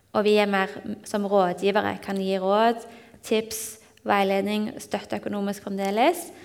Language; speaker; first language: Norwegian; native; Norwegian